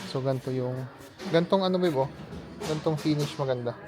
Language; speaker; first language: Filipino; native; Filipino